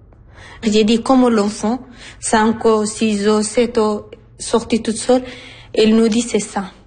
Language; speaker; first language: French; non-native, learner; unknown